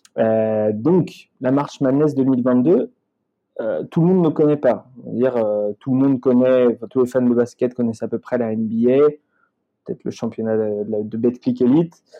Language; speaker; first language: French; native; French